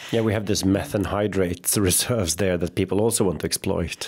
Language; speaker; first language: English; non-native, fluent; Swedish